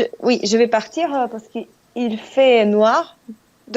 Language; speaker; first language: French; non-native, fluent; Russian